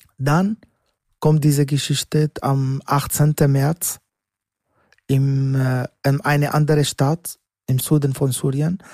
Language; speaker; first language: German; non-native, learner; Arabic